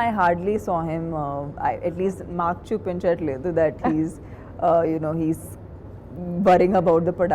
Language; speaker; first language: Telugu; non-native, fluent; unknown